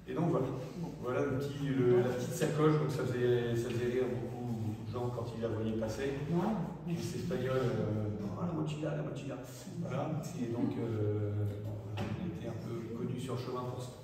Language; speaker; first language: French; native; French